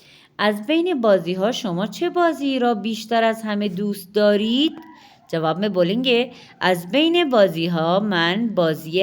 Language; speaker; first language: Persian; non-native, fluent; Urdu